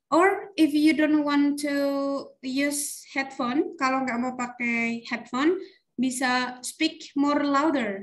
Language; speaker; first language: English; non-native, fluent; Indonesian